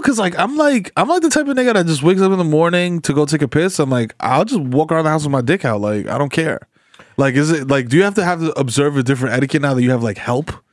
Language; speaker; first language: English; early bilingual, other home language; Spanish